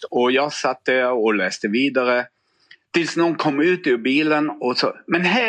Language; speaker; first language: Swedish; non-native, fluent; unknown